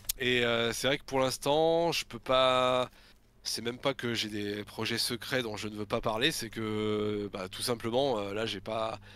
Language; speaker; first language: French; native; French